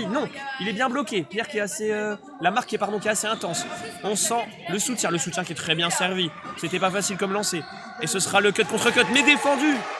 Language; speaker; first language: French; native; French